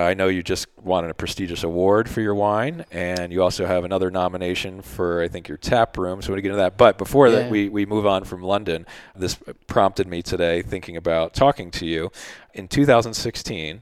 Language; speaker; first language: English; native; English